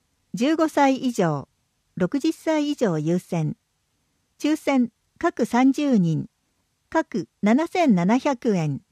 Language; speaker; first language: Japanese; native; Japanese